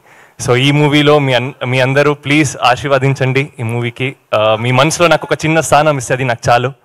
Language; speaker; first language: Telugu; non-native, learner; Kannada